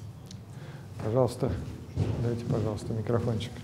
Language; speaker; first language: Russian; native; Russian